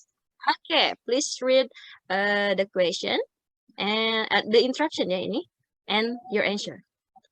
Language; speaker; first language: English; non-native, fluent; Indonesian